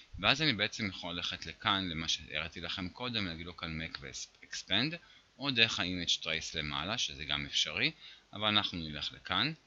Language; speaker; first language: Hebrew; native; Hebrew